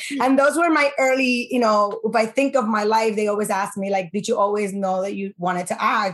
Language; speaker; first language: English; early bilingual, other home language; Spanish